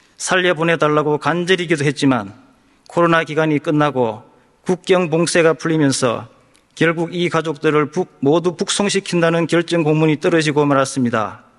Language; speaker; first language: Korean; native; Korean